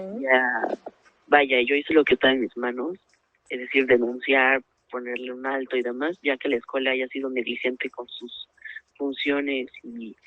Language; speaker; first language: Spanish; native; Spanish